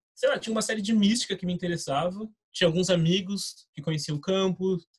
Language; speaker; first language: Portuguese; native; Portuguese